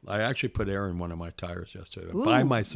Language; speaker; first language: English; native; English